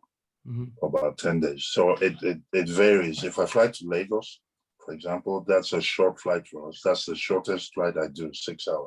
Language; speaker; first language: English; non-native, local second language; Yoruba